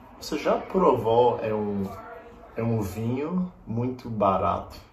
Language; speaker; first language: Portuguese; non-native, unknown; English